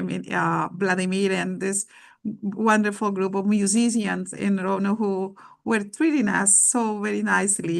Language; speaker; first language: English; non-native, fluent; Spanish